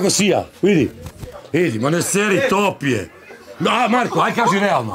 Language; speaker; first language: Serbian; native; Serbian